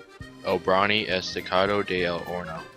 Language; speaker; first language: Spanish; non-native, learner; English